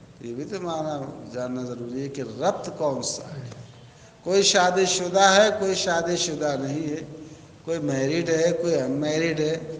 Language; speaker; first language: Urdu; native; Urdu